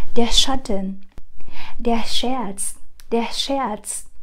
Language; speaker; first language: German; non-native, fluent; Vietnamese